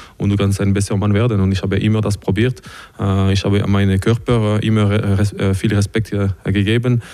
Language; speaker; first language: German; non-native, local second language; French